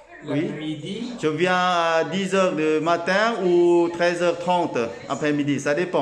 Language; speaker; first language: French; non-native, learner; Thai